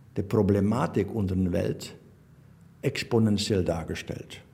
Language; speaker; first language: German; non-native, fluent; Dutch